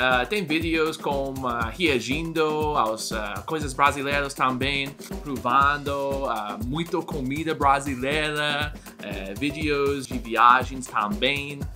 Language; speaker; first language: Portuguese; non-native, learner; English